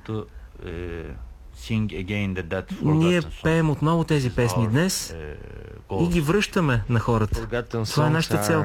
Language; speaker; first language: Bulgarian; non-native, fluent; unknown